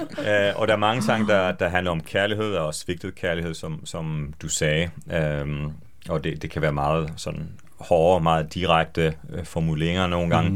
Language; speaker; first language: Danish; non-native, fluent; Hebrew